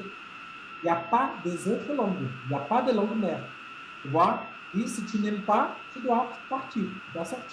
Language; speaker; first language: French; non-native, fluent; Portuguese